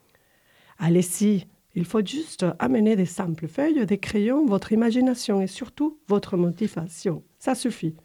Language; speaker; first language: French; native; French